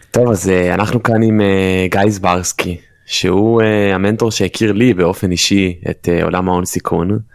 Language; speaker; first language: Hebrew; native; Hebrew